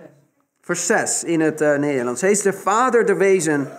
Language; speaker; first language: Dutch; non-native, fluent; Spanish